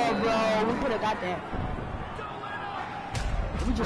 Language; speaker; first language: English; native; English